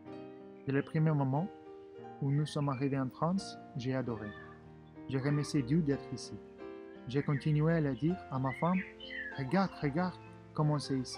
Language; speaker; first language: French; non-native, fluent; Russian